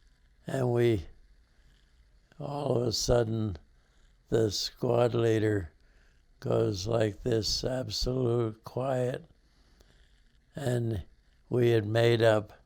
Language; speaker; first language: English; native; English